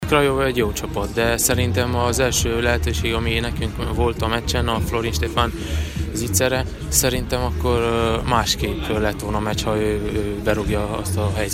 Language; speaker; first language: Hungarian; non-native, local second language; Romanian